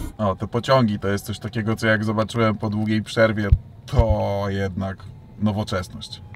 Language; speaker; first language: Polish; native; Polish